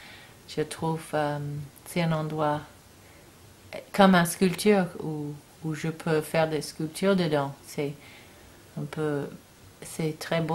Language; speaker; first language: French; non-native, learner; English